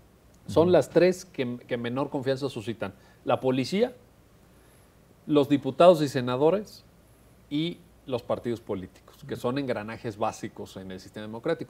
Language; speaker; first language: Spanish; native; Spanish